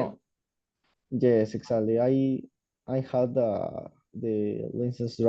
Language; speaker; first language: English; non-native, learner; Spanish